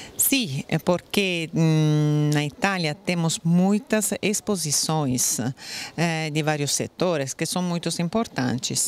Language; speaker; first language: Portuguese; non-native, fluent; Italian